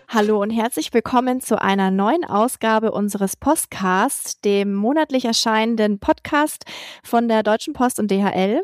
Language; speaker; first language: German; native; German